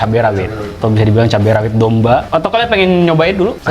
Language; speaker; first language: Indonesian; native; Indonesian